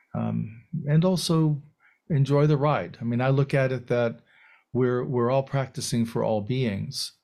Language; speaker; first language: English; native; English